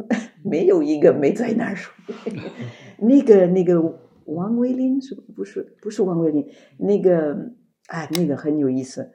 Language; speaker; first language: Chinese; non-native, fluent; French